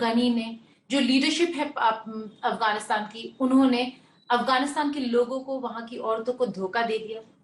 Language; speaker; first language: Hindi; non-native, fluent; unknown